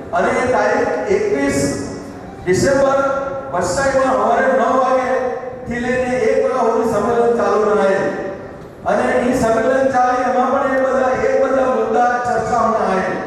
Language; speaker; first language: Gujarati; non-native, local second language; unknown